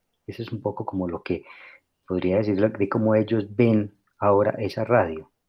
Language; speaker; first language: Spanish; native; Spanish